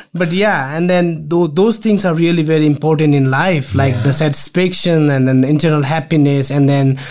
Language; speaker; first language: English; non-native, local second language; Nepali